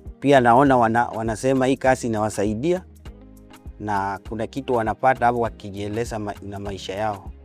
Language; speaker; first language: Swahili; non-native, local second language; Luyia